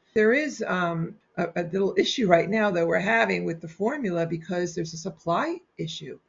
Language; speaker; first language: English; native; English